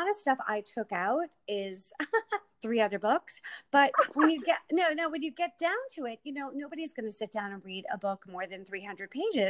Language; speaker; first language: English; native; English